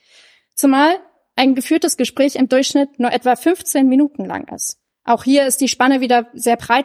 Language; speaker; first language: German; native; German